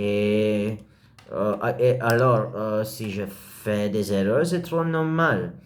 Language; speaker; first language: French; non-native, learner; English